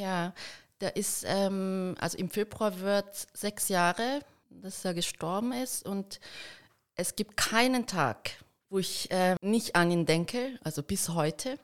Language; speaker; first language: German; early bilingual, heritage; Korean